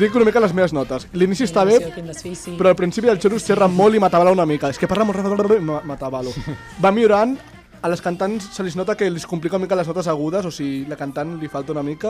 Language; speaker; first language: Catalan; native; Catalan